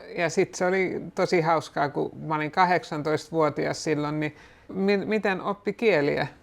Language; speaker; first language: Finnish; native; Finnish